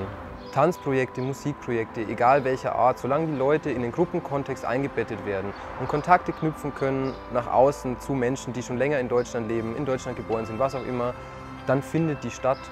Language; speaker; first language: German; native; German